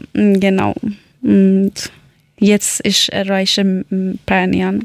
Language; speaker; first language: German; non-native, learner; Persian